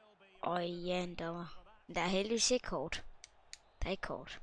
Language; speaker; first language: Danish; native; Danish